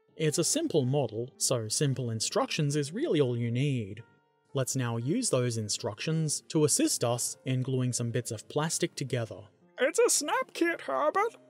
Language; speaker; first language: English; native; English